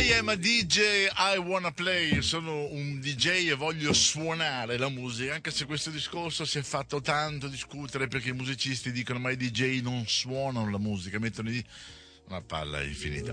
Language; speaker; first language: Italian; native; Italian